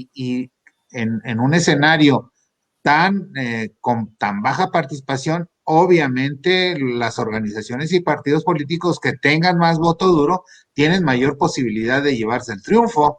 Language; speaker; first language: Spanish; native; Spanish